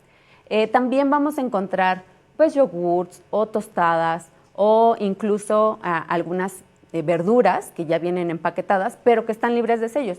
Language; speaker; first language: Spanish; native; Spanish